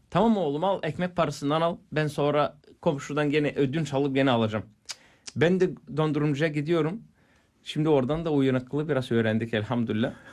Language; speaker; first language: Turkish; non-native, fluent; Bulgarian